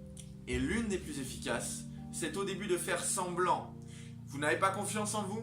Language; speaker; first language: French; native; French